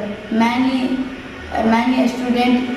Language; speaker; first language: English; non-native, learner; Hindi